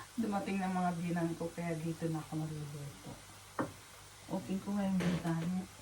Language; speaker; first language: Filipino; non-native, local second language; Waray